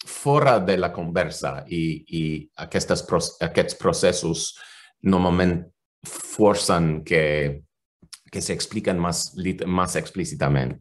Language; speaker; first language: Catalan; non-native, fluent; English